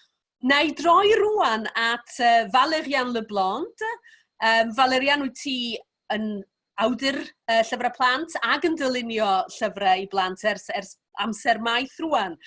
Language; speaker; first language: Welsh; native; Welsh